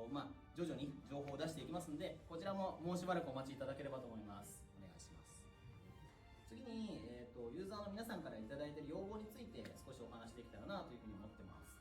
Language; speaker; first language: Japanese; native; Japanese